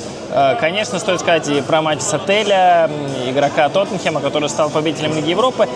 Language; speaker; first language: Russian; native; Russian